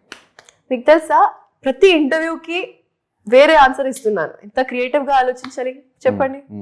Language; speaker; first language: Telugu; non-native, local second language; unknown